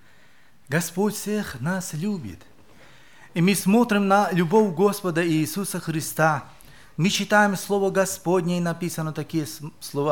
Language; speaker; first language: Russian; non-native, local second language; Romany